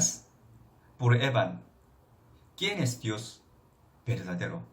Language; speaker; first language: Spanish; non-native, fluent; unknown